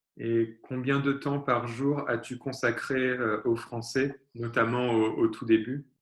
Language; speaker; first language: French; native; French